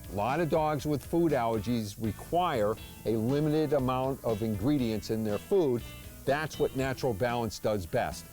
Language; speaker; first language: English; native; English